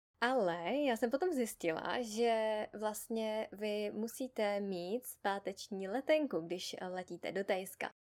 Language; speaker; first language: Czech; native; Czech